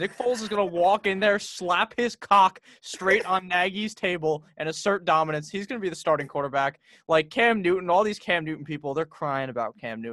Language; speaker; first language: English; native; English